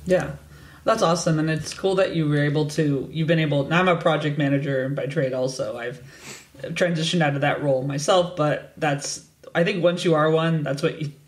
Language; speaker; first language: English; native; English